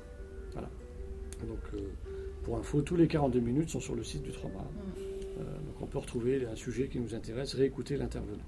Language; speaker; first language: French; native; French